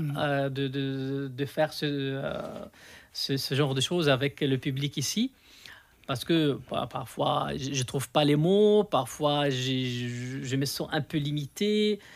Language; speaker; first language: French; non-native, fluent; Arabic